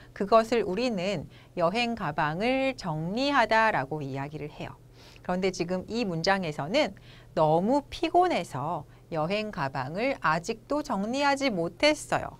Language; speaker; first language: Korean; native; Korean